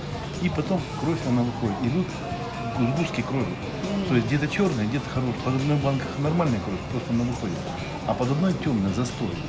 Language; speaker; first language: Russian; native; Russian